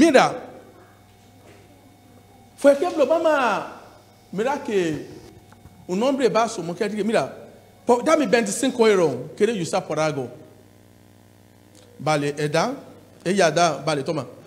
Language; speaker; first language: Spanish; non-native, learner; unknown